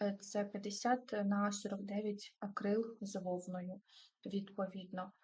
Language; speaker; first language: Ukrainian; non-native, local second language; Russian